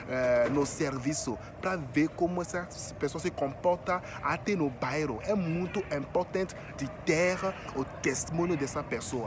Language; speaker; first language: Portuguese; non-native, fluent; French